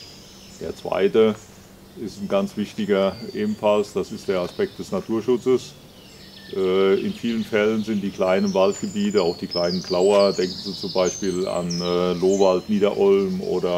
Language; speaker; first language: German; native; German